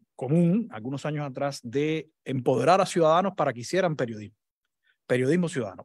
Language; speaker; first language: Spanish; native; Spanish